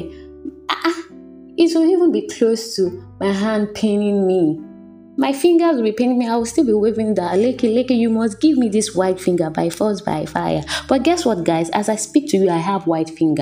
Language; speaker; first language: English; non-native, local second language; Yoruba